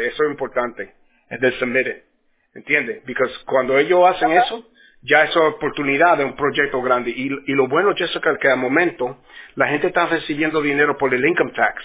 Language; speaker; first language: Spanish; early bilingual, heritage; Spanish